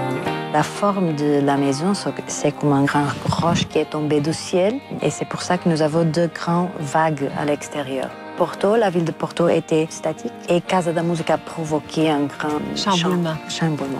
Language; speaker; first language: French; non-native, fluent; Portuguese